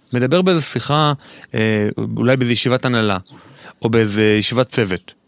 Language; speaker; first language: Hebrew; native; Hebrew